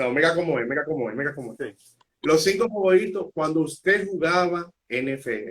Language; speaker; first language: Spanish; native; Spanish